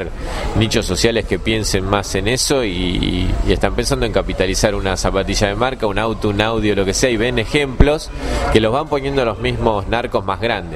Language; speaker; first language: Spanish; native; Spanish